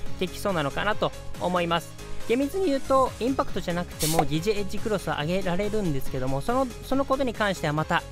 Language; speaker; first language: Japanese; native; Japanese